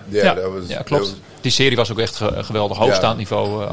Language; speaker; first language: Dutch; native; Dutch